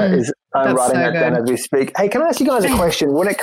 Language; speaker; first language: English; native; English